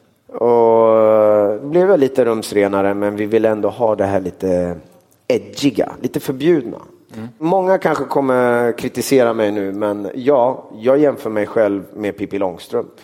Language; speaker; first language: Swedish; early bilingual, other home language; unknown